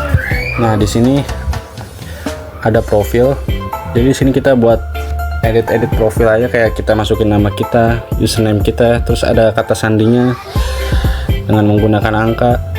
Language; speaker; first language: Indonesian; native; Indonesian